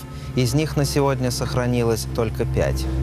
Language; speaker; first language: Russian; native; Russian